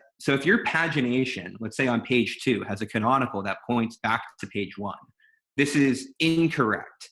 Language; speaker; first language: English; native; English